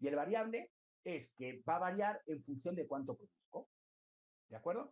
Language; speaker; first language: Spanish; native; Spanish